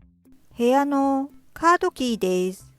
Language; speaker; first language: Japanese; non-native, fluent; Korean